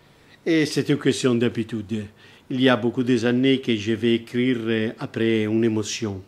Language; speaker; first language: French; non-native, learner; Italian